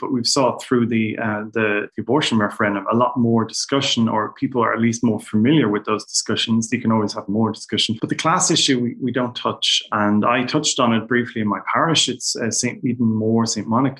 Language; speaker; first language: English; native; English